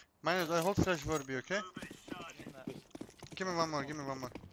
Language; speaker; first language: English; non-native, fluent; Turkish